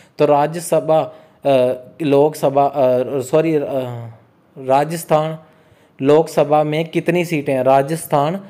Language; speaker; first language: Hindi; native; Hindi